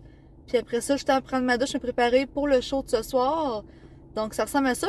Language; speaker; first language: French; native; French